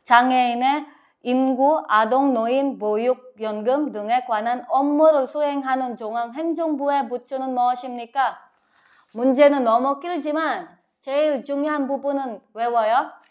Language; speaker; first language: Korean; non-native, fluent; Filipino